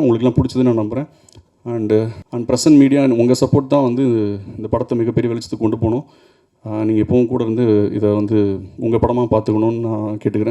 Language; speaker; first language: Tamil; native; Tamil